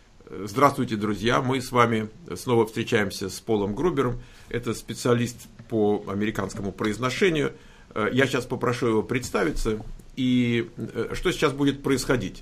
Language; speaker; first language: Russian; native; Russian